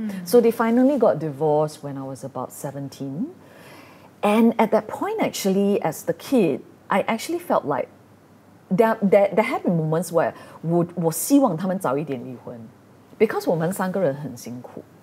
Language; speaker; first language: English; non-native, local second language; Chinese